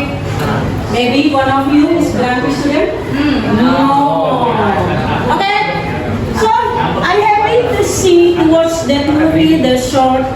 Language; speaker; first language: English; non-native, fluent; Indonesian